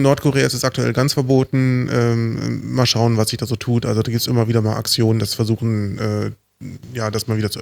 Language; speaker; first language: German; native; German